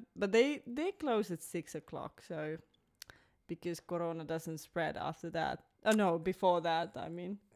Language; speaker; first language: English; non-native, fluent; Finnish